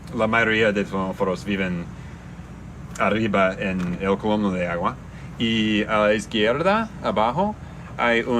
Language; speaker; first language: Spanish; non-native, learner; English